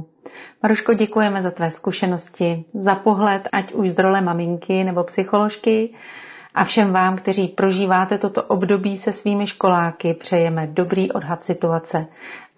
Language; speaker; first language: Czech; native; Czech